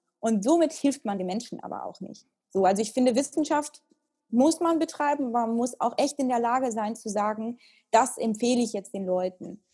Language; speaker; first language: German; early bilingual, heritage; Italian